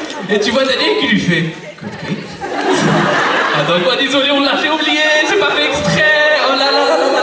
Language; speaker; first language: French; native; French